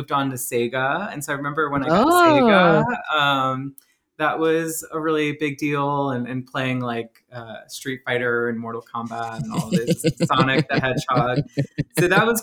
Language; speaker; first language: English; native; English